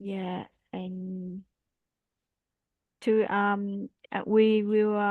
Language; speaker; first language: English; non-native, learner; Vietnamese